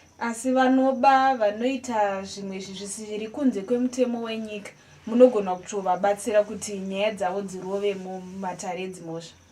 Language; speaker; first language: Shona; native; Shona